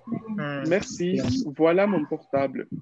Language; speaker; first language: French; non-native, fluent; Spanish